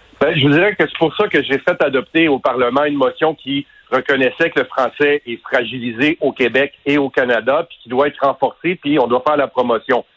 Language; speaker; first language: French; native; French